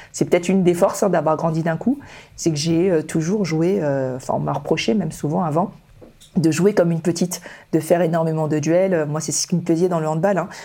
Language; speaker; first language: French; early bilingual, other home language; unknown